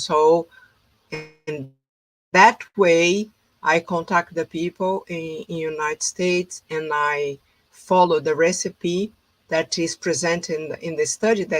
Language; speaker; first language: English; non-native, fluent; Portuguese